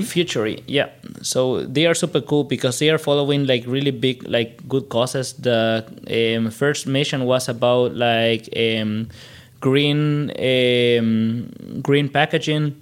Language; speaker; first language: English; non-native, fluent; Spanish